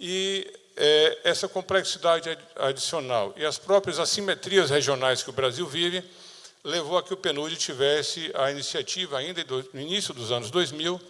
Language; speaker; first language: Portuguese; native; Portuguese